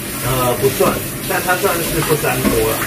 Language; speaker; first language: Chinese; native; Chinese